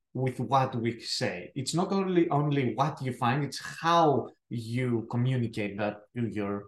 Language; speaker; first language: English; non-native, fluent; Greek